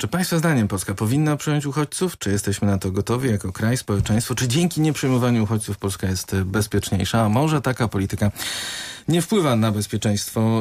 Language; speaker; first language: Polish; native; Polish